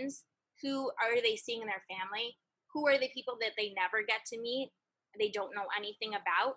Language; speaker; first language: English; native; English